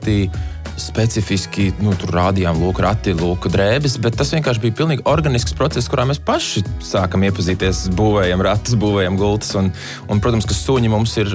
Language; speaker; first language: Latvian; native; Latvian